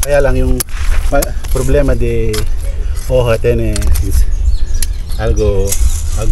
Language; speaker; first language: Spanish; non-native, learner; Filipino